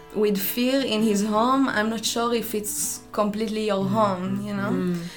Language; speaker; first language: English; non-native, fluent; Hebrew